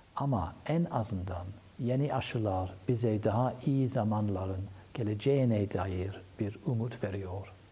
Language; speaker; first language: Turkish; non-native, fluent; English